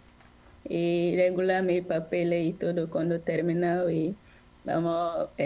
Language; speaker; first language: Spanish; non-native, learner; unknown